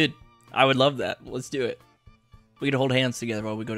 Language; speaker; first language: English; native; English